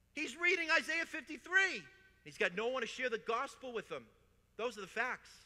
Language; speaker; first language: English; native; English